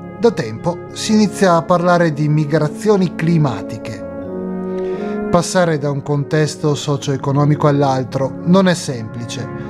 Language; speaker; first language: Italian; native; Italian